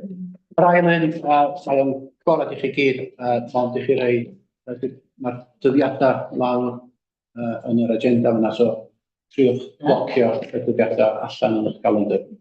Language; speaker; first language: Welsh; native; Welsh